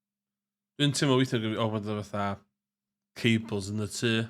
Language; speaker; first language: Welsh; native; Welsh